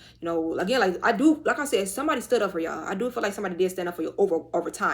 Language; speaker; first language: English; native; English